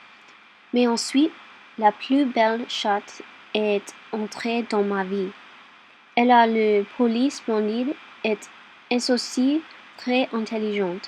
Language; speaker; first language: French; non-native, learner; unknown